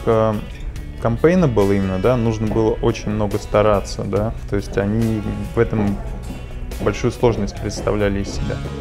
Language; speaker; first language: Russian; native; Russian